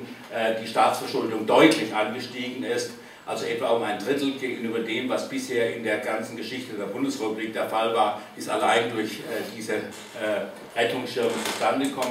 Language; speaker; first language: German; native; German